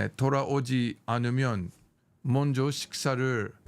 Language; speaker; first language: Korean; non-native, learner; English